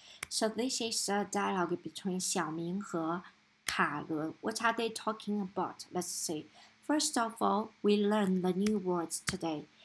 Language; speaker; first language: English; non-native, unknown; Chinese